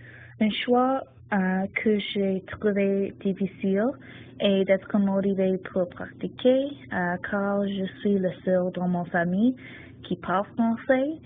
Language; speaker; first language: French; non-native, learner; English